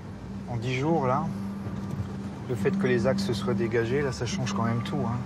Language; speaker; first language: French; native; French